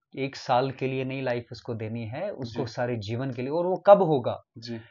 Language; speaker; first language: Hindi; non-native, local second language; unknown